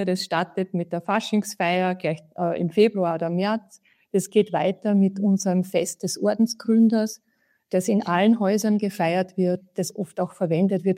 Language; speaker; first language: German; native; German